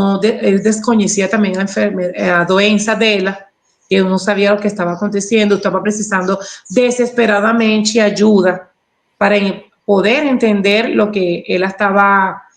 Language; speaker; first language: Portuguese; non-native, learner; Spanish